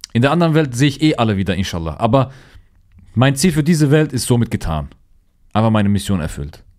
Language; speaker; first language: German; early bilingual, other home language; Turkish